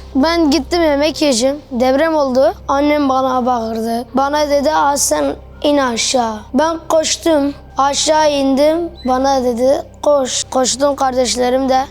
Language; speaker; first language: Turkish; early bilingual, other home language; Arabic